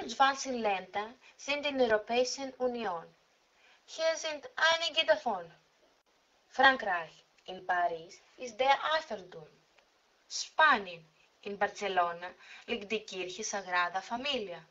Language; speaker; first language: German; non-native, learner; Greek